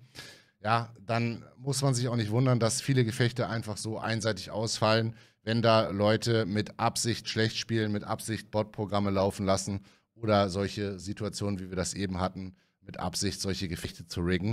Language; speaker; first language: German; native; German